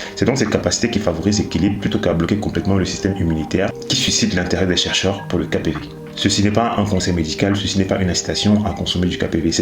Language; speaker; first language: French; native; French